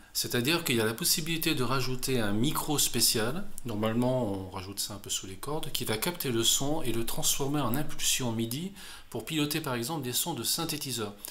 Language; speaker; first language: French; native; French